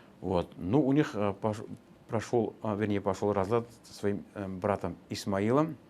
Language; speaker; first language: Russian; non-native, local second language; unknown